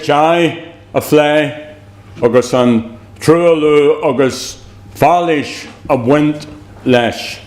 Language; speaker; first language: Irish; non-native, local second language; English